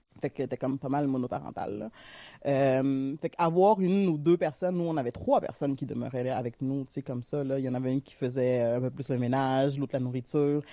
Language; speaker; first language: French; early bilingual, other home language; Haitian Creole